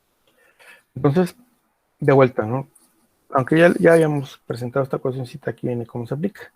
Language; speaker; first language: Spanish; native; Spanish